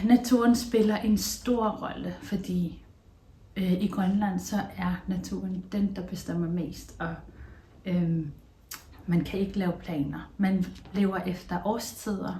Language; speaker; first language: Danish; non-native, local second language; Kalaallisut